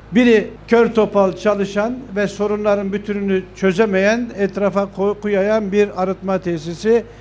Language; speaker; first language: Turkish; native; Turkish